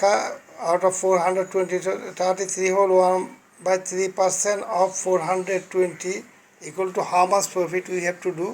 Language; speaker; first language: English; non-native, fluent; Bangla